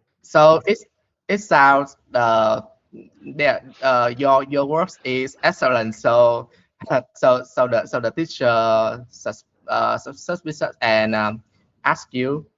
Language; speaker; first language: English; non-native, learner; Vietnamese